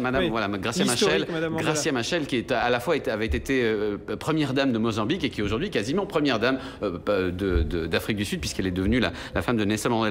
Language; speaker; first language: French; native; French